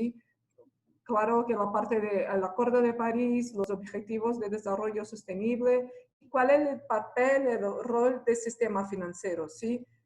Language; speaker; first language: Spanish; non-native, fluent; Portuguese